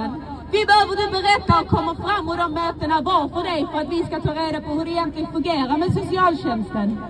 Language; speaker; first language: Swedish; non-native, fluent; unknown